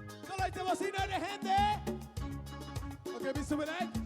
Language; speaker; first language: German; non-native, fluent; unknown